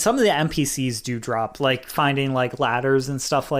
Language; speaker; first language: English; native; English